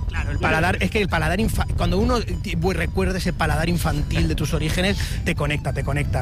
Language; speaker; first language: Spanish; native; Spanish